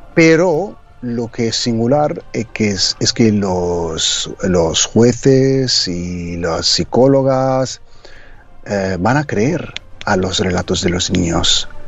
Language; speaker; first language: Spanish; non-native, fluent; Italian